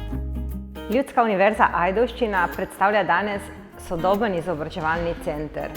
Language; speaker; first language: Slovenian; native; Slovenian